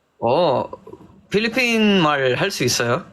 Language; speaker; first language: Korean; non-native, learner; Filipino